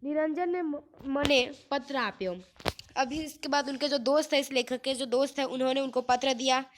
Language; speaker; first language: Hindi; non-native, local second language; Gujarati